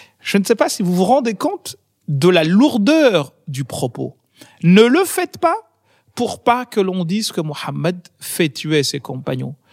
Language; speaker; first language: French; non-native, local second language; Ngazidja Comorian